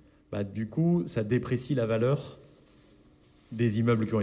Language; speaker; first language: French; native; French